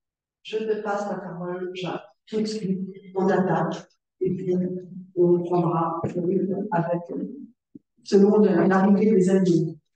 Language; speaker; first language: French; non-native, learner; Portuguese